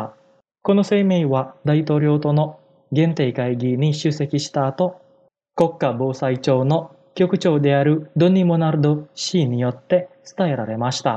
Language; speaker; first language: Japanese; non-native, fluent; Indonesian